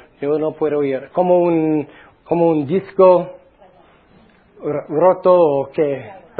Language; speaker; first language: Spanish; non-native, fluent; English